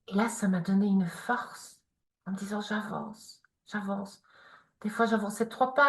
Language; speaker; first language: French; native; French